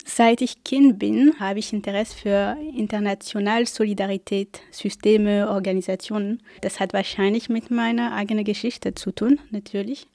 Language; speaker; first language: German; non-native, fluent; French